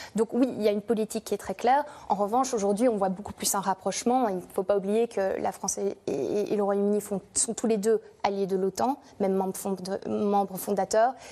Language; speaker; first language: French; non-native, fluent; English